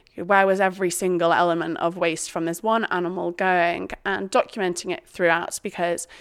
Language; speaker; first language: English; native; English